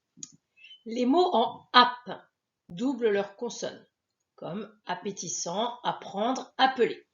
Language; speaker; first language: French; native; French